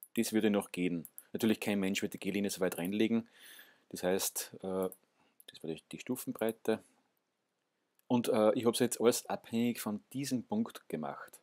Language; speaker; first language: German; native; German